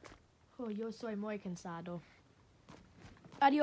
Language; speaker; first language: Spanish; non-native, learner; English